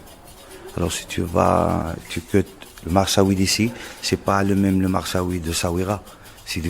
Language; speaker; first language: French; non-native, local second language; Arabic